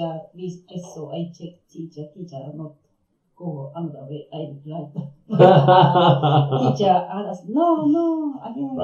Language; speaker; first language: English; non-native, learner; Japanese